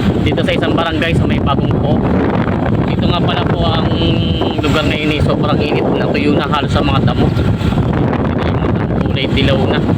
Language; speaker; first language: Filipino; native; Filipino